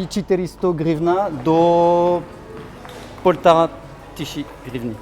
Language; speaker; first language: Russian; non-native, learner; French